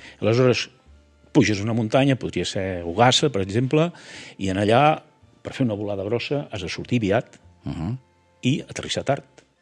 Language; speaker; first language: Catalan; native; Catalan